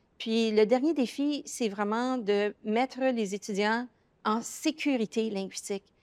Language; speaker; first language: French; native; French